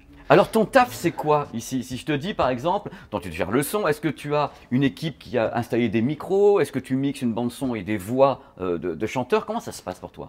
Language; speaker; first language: French; native; French